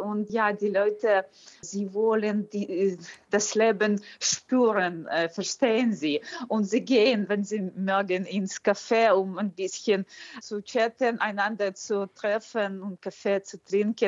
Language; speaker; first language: German; non-native, fluent; Ukrainian